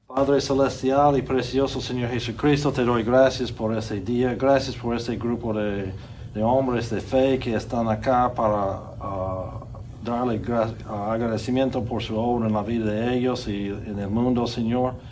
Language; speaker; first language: Spanish; non-native, fluent; English